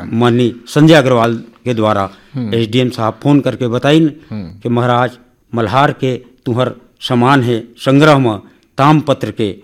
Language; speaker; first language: Hindi; non-native, local second language; Chhattisgarhi